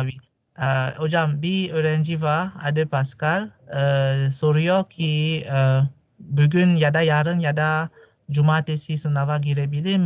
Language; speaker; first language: Turkish; non-native, fluent; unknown